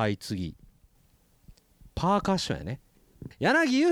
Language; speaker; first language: Japanese; native; Japanese